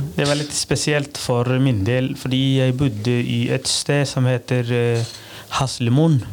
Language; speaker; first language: Norwegian; non-native, fluent; Somali